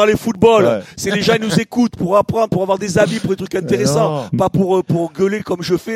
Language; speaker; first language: French; native; French